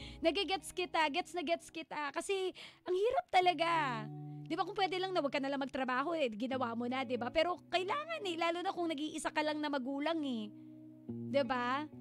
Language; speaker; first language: Filipino; native; Filipino